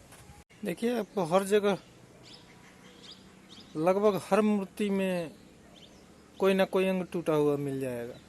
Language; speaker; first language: Hindi; native; Hindi